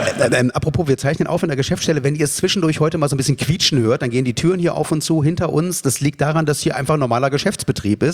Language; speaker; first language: German; native; German